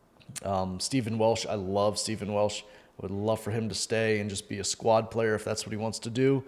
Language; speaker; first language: English; native; English